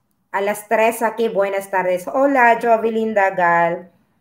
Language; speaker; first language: Spanish; non-native, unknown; Filipino